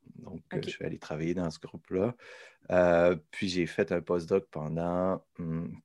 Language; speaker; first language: French; native; French